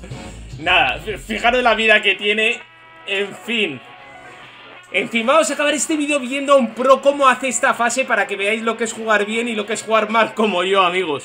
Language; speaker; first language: Spanish; native; Spanish